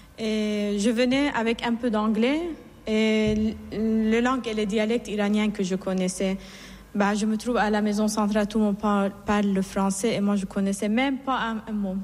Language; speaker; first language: French; non-native, fluent; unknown